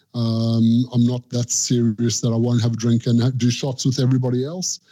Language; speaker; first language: English; native; English